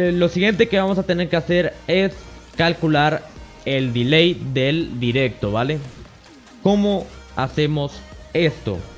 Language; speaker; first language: Spanish; native; Spanish